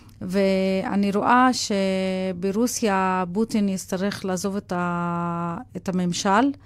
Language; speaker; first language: Hebrew; non-native, local second language; Arabic